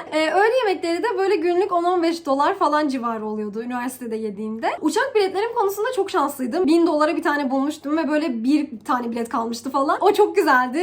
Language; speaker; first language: Turkish; early bilingual, heritage; Turkish